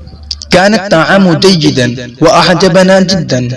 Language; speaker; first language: Arabic; non-native, fluent; Urdu